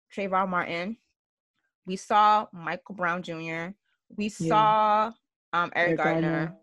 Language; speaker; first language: English; early bilingual, other home language; Yoruba